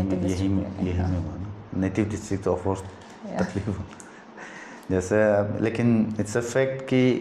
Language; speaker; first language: Hindi; non-native, local second language; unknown